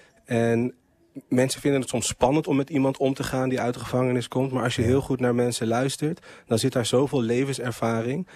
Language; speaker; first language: Dutch; native; Dutch